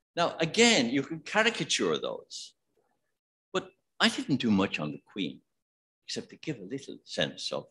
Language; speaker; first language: English; native; English